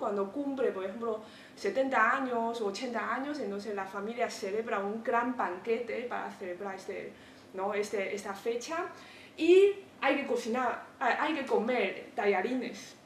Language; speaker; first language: Spanish; non-native, fluent; Chinese